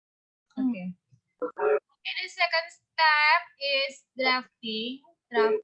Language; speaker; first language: English; non-native, fluent; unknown